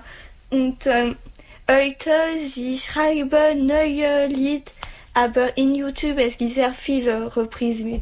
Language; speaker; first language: German; non-native, learner; French